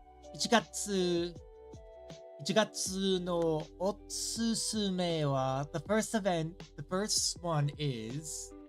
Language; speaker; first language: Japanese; non-native, learner; English